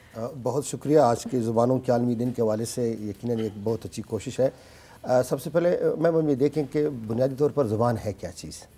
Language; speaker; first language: Urdu; non-native, local second language; Baluchi